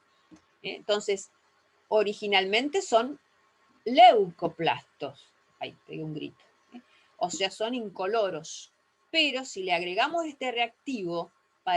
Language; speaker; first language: Spanish; native; Spanish